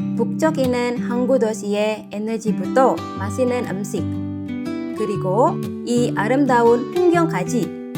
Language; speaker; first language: Korean; non-native, fluent; Indonesian